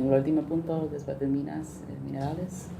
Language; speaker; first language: Spanish; early bilingual, heritage; Spanish